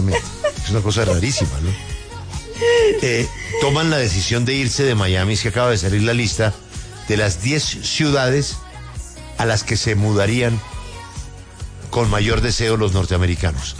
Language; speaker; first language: Spanish; native; Spanish